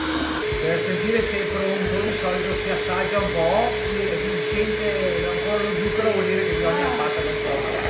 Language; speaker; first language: Italian; native; Italian